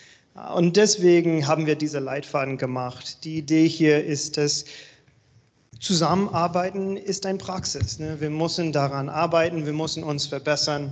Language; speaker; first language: German; non-native, learner; English